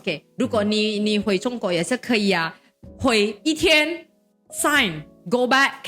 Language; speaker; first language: Chinese; non-native, learner; Indonesian